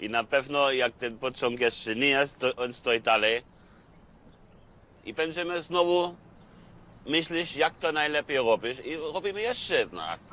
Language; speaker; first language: Polish; non-native, fluent; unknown